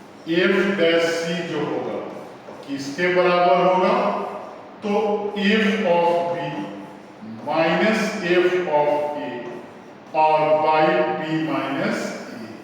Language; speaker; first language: Hindi; native; Hindi